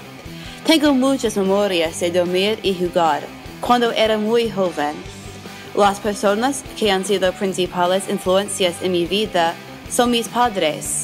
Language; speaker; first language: Spanish; non-native, learner; English